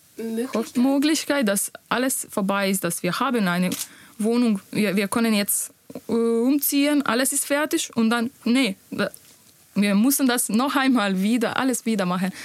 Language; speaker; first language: German; non-native, learner; Bosnian